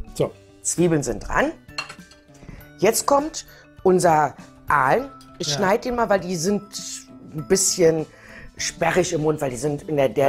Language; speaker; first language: German; native; German